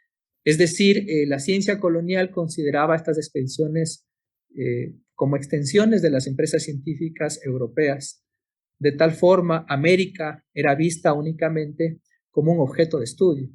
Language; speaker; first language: Spanish; native; Spanish